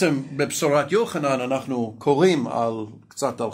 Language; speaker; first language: Hebrew; non-native, fluent; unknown